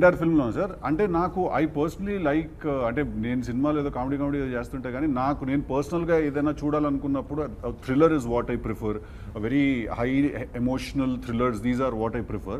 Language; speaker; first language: Telugu; native; Telugu